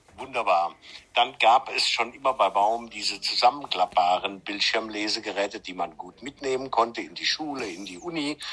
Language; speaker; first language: German; native; German